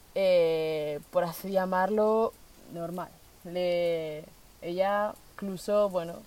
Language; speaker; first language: Spanish; native; Spanish